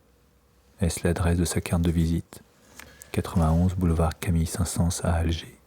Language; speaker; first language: French; native; French